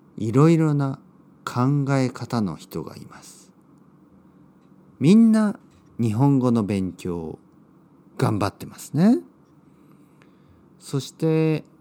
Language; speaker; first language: Japanese; native; Japanese